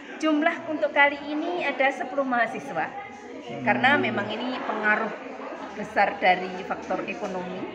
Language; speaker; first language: Indonesian; native; Indonesian